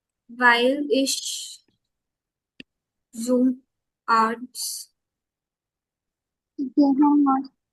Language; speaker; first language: German; non-native, learner; Hindi